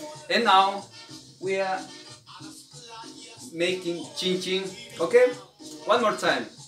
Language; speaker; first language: English; non-native, learner; Spanish